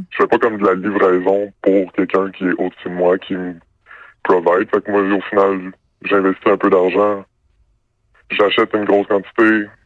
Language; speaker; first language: French; native; French